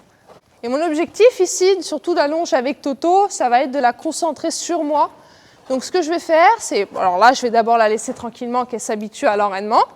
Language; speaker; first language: French; native; French